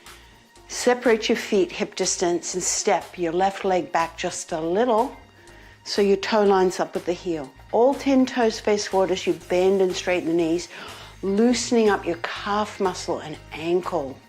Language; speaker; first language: English; native; English